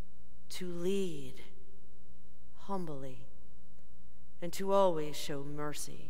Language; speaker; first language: English; native; English